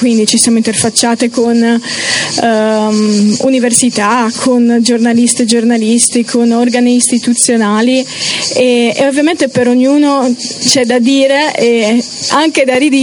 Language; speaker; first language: Italian; early bilingual, other home language; Romanian